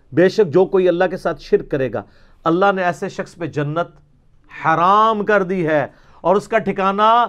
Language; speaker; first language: Urdu; non-native, local second language; Punjabi